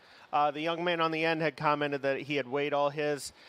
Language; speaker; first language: English; native; English